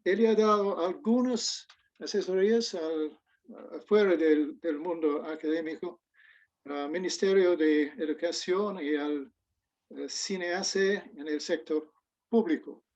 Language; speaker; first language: Spanish; non-native, fluent; English